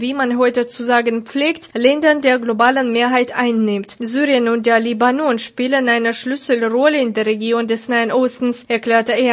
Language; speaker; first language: German; non-native, fluent; Russian